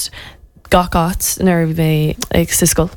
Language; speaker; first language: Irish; non-native, local second language; English